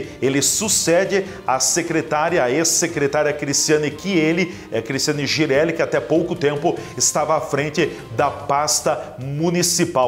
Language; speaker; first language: Portuguese; native; Portuguese